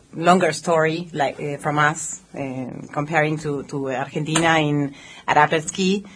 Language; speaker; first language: English; non-native, fluent; Spanish